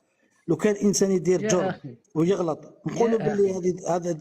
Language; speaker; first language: Arabic; native; Arabic